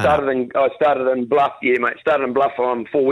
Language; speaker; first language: English; native; English